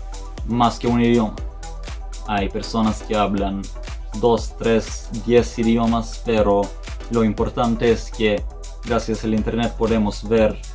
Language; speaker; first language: Spanish; non-native, fluent; Serbian